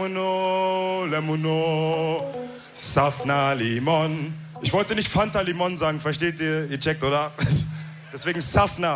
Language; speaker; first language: German; early bilingual, other home language; Wolof